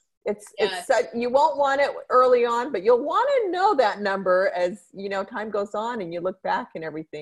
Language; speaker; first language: English; native; English